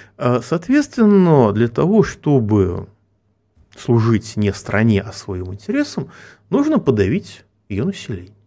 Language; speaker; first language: Russian; native; Russian